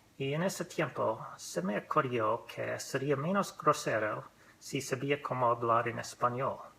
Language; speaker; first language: Spanish; non-native, learner; English